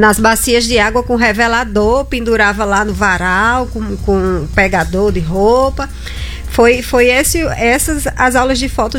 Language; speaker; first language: Portuguese; native; Portuguese